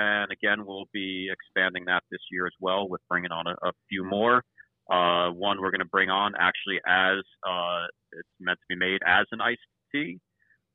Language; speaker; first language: English; native; English